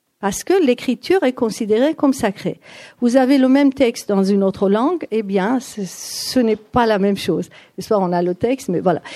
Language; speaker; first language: French; non-native, fluent; Persian